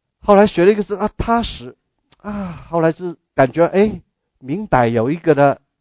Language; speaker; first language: Chinese; non-native, local second language; Cantonese